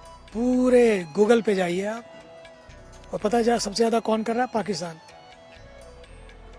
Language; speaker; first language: Hindi; native; Hindi